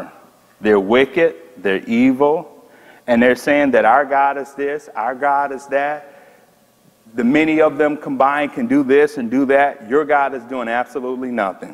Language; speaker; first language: English; native; English